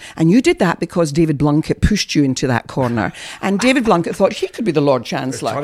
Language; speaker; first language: English; native; English